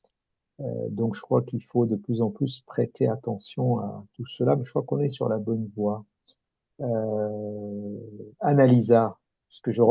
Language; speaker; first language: French; native; French